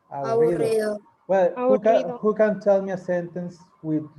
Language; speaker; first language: English; non-native, learner; Spanish